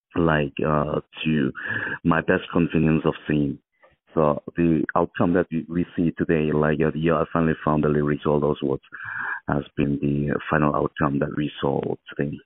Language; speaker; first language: English; non-native, local second language; Mizo